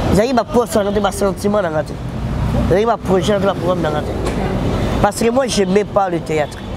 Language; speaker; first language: French; non-native, local second language; Lingala